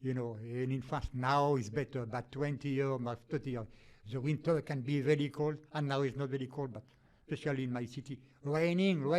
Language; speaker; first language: English; non-native, fluent; French